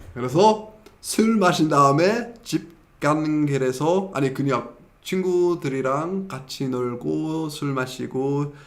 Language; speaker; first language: Korean; non-native, fluent; English